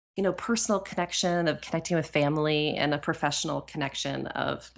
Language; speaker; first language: English; native; English